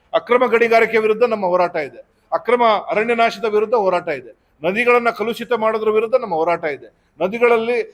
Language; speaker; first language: Kannada; native; Kannada